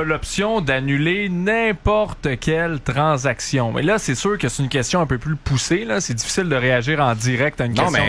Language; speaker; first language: French; native; French